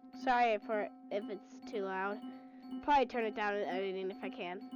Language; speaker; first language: English; native; English